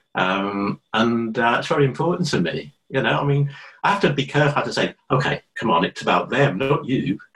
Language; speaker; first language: English; native; English